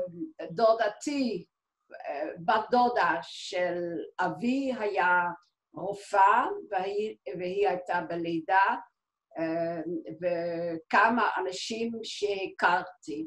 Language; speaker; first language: Hebrew; non-native, fluent; Dutch